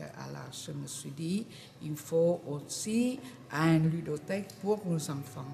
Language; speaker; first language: French; non-native, fluent; Vietnamese